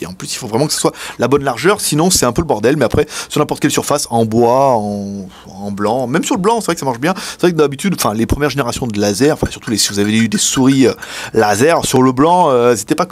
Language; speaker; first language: French; native; French